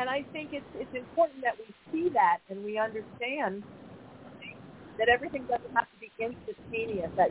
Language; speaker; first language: English; native; English